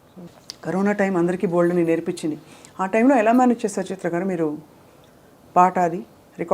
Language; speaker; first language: Telugu; native; Telugu